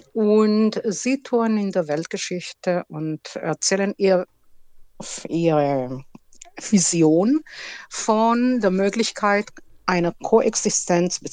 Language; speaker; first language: German; non-native, fluent; Hebrew